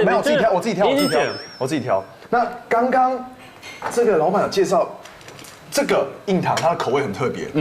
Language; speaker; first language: Chinese; native; Chinese